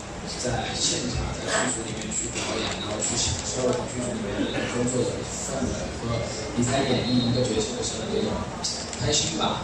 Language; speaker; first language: Chinese; native; Chinese